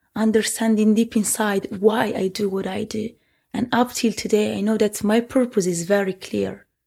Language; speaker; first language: English; early bilingual, heritage; Italian